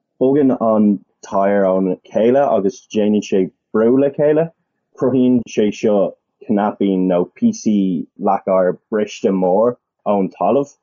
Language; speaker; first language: Irish; non-native, local second language; English